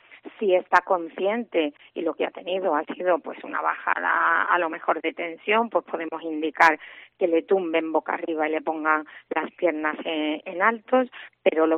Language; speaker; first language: Spanish; native; Spanish